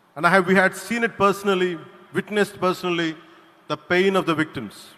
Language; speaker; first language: English; non-native, local second language; Telugu